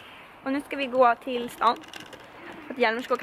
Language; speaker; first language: Swedish; native; Swedish